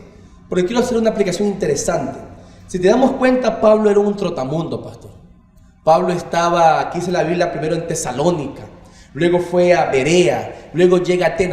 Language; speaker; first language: Spanish; native; Spanish